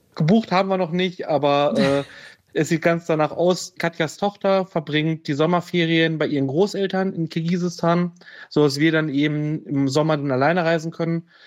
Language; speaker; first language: German; native; German